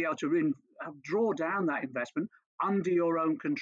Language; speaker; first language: English; native; English